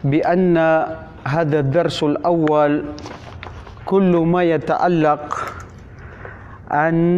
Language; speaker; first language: Arabic; non-native, fluent; Filipino